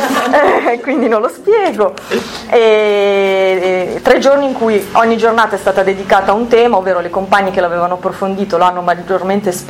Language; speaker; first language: Italian; native; Italian